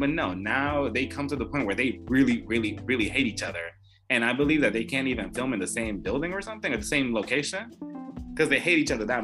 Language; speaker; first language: English; native; English